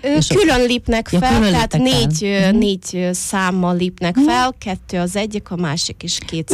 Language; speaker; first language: Hungarian; non-native, fluent; Russian